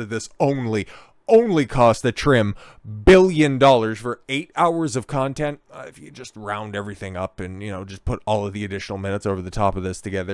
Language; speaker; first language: English; native; English